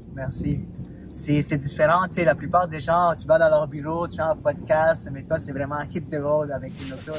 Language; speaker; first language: French; non-native, fluent; Spanish